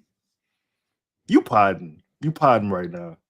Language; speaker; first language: English; native; English